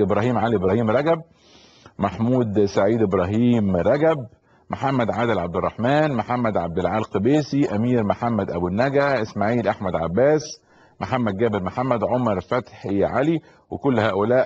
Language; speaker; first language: Arabic; native; Arabic